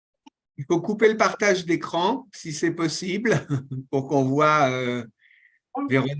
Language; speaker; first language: French; native; French